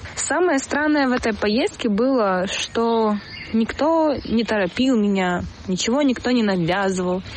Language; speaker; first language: Russian; native; Russian